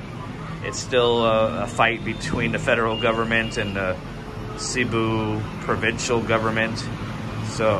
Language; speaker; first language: English; native; English